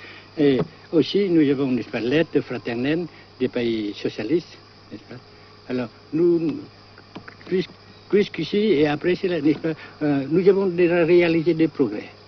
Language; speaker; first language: French; non-native, fluent; Vietnamese